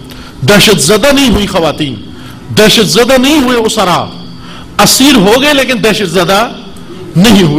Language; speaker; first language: Urdu; native; Urdu